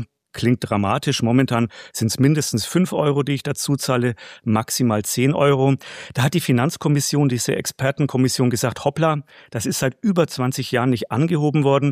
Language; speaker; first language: German; native; German